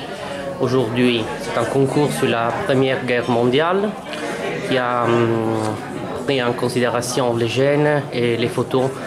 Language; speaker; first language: French; non-native, fluent; Italian